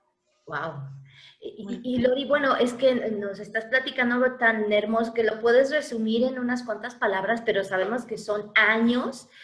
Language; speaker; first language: Spanish; native; Spanish